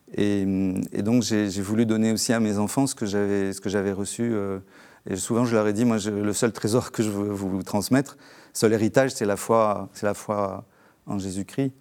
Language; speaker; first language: French; native; French